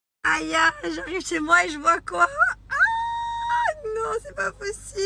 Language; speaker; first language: French; native; French